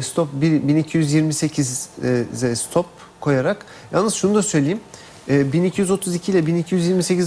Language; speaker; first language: Turkish; native; Turkish